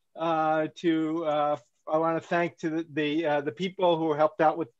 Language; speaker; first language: English; native; English